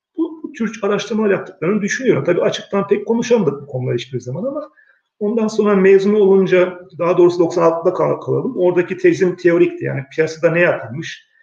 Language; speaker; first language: Turkish; early bilingual, heritage; Turkish